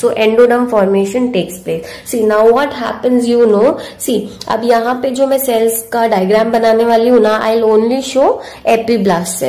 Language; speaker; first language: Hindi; native; Hindi